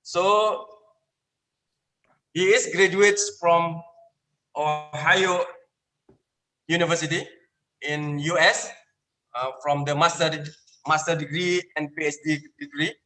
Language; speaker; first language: English; non-native, learner; Indonesian